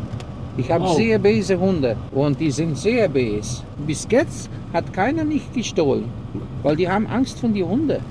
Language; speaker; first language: German; early bilingual, heritage; German